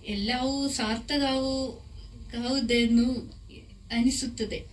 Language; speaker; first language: Kannada; non-native, local second language; Malayalam